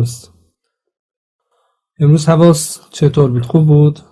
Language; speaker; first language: Persian; non-native, fluent; Central Kurdish